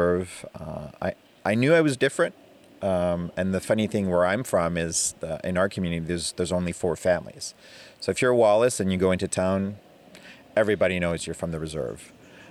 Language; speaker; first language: English; non-native, fluent; French